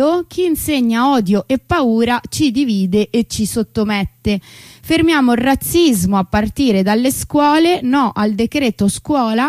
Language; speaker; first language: Italian; native; Italian